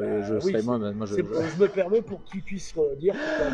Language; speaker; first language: French; native; French